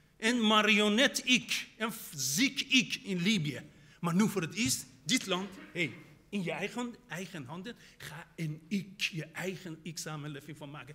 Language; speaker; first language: Dutch; non-native, fluent; Persian